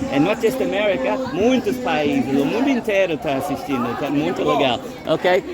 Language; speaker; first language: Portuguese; non-native, fluent; English